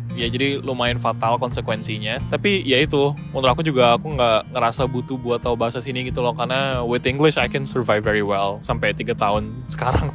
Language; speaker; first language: Indonesian; native; Indonesian